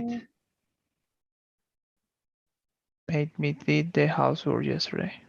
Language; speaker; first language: English; non-native, learner; Portuguese